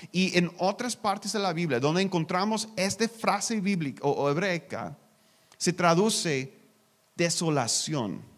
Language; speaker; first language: Spanish; non-native, learner; English